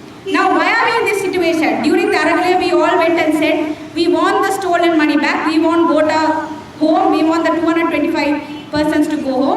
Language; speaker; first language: English; non-native, local second language; Tamil